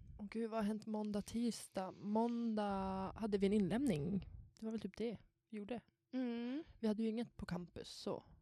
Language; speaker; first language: Swedish; native; Swedish